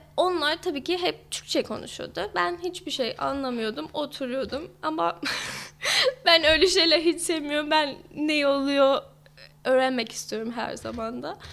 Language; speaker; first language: Turkish; non-native, fluent; English